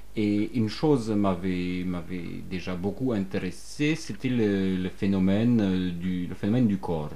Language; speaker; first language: French; non-native, fluent; Polish